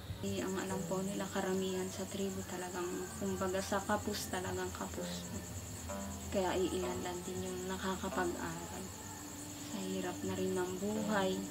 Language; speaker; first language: Filipino; non-native, local second language; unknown